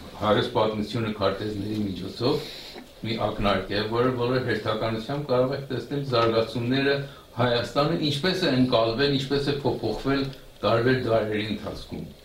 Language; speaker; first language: Armenian; early bilingual, heritage; Armenian